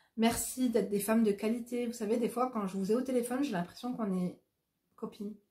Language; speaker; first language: French; native; French